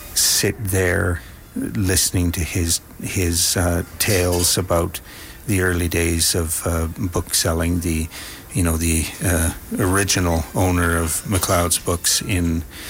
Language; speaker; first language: English; native; English